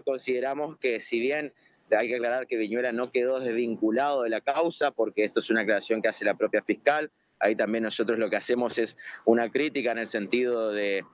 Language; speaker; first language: Spanish; native; Spanish